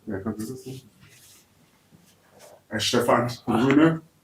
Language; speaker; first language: German; early bilingual, other home language; Akan